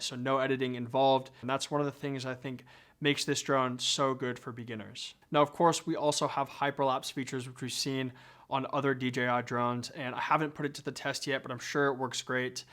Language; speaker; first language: English; native; English